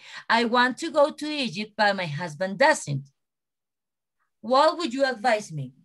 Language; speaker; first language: English; non-native, learner; Spanish